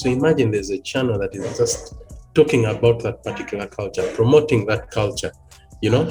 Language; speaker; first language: English; non-native, local second language; Ganda